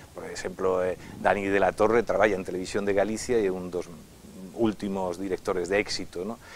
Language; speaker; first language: Galician; non-native, local second language; Spanish